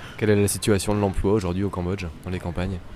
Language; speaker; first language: French; native; French